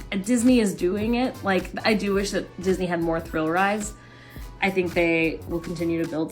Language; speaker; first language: English; native; English